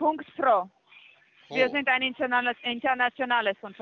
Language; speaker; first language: German; non-native, fluent; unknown